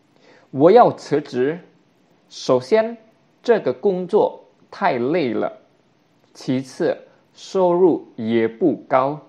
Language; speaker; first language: Chinese; non-native, fluent; Indonesian